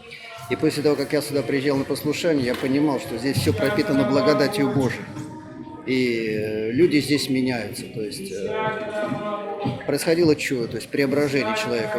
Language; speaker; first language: Russian; native; Russian